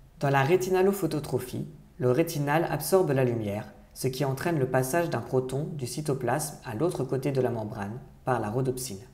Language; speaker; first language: French; native; French